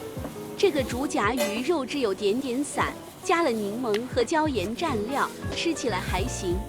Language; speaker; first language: Chinese; native; Chinese